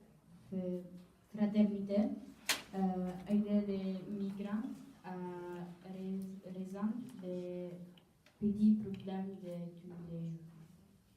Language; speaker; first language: French; non-native, learner; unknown